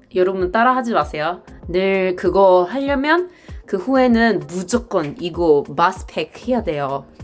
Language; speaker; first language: Korean; non-native, fluent; English